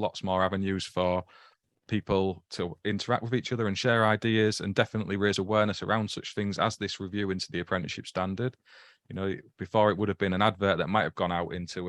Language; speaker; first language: English; native; English